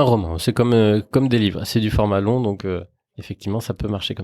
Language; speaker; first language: French; native; French